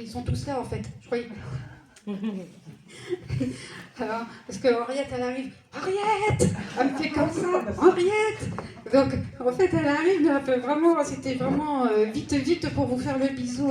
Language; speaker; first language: French; native; French